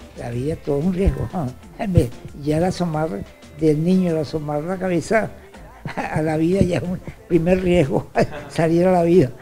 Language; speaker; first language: Spanish; native; Spanish